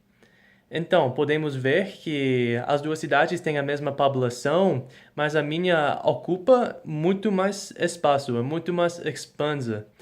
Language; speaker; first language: Portuguese; non-native, fluent; English